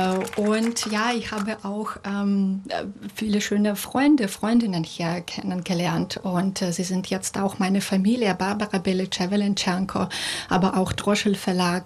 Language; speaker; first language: German; non-native, fluent; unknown